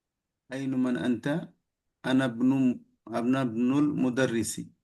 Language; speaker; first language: Arabic; non-native, learner; Urdu